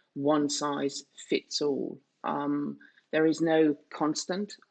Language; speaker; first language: English; non-native, fluent; Danish